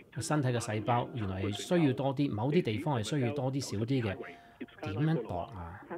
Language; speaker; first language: Cantonese; early bilingual, heritage; English